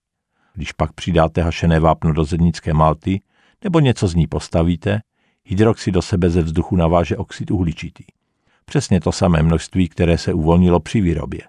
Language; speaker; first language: Czech; native; Czech